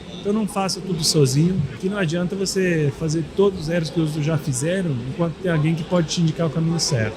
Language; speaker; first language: Portuguese; non-native, fluent; Italian